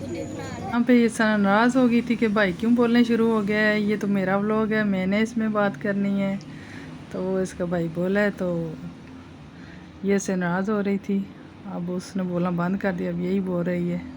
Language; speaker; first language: Hindi; native; Hindi